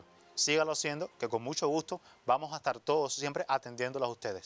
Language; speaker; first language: Spanish; native; Spanish